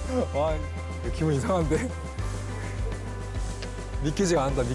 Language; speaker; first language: Korean; native; Korean